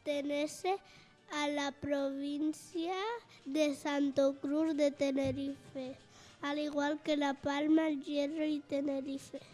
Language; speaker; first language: Spanish; native; Spanish